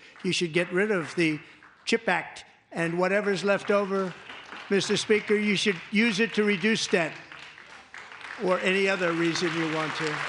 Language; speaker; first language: English; native; English